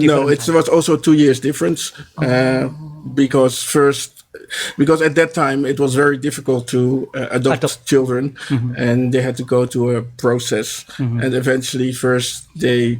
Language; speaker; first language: English; non-native, fluent; Dutch